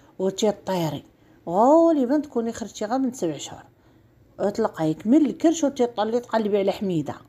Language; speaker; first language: Arabic; native; Arabic